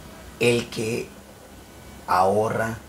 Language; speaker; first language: Spanish; native; Spanish